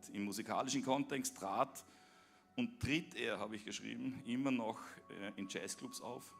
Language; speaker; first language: German; native; German